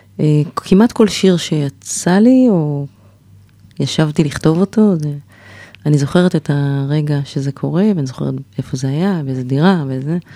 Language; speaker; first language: Hebrew; native; Hebrew